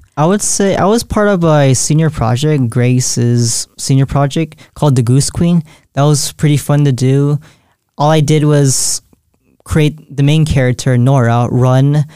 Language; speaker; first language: English; native; English